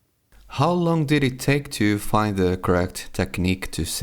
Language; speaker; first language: English; non-native, fluent; Finnish